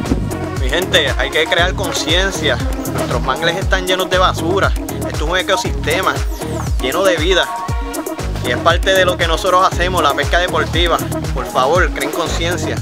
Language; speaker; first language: Spanish; early bilingual, heritage; English